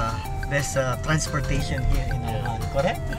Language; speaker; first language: English; non-native, local second language; Filipino